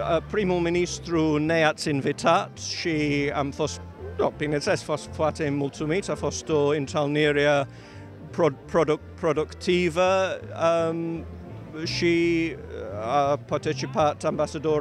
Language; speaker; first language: Romanian; non-native, learner; English